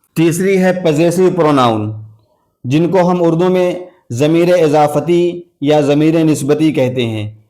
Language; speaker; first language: Urdu; native; Urdu